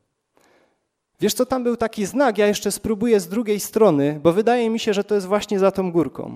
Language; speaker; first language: Polish; native; Polish